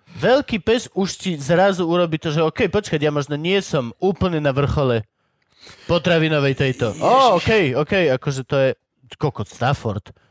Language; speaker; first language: Slovak; native; Slovak